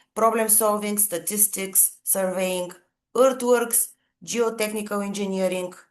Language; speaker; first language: English; non-native, fluent; Bulgarian